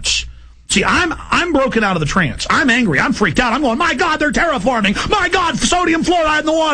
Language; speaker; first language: English; native; English